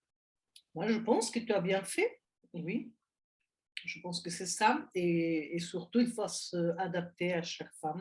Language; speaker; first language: French; non-native, fluent; Spanish